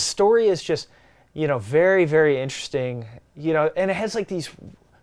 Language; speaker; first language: English; native; English